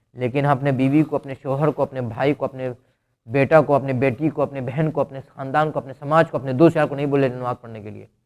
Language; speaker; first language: Urdu; native; Urdu